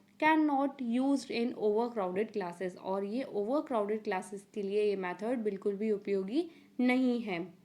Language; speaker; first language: Hindi; native; Hindi